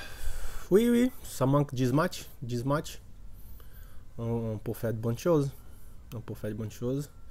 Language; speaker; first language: French; non-native, learner; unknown